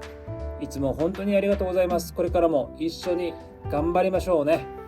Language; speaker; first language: Japanese; non-native, fluent; Korean